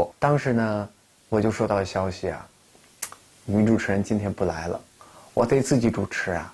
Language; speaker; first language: Chinese; non-native, fluent; Russian